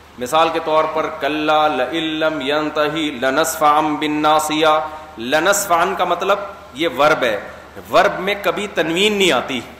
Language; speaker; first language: Urdu; native; Urdu